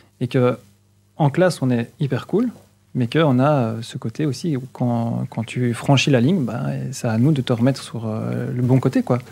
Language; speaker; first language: French; native; French